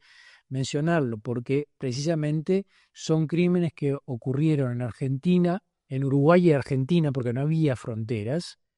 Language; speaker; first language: Spanish; native; Spanish